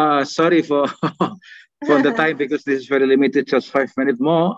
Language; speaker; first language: English; non-native, fluent; Indonesian